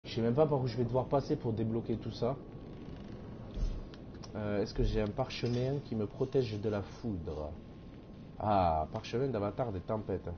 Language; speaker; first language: French; native; French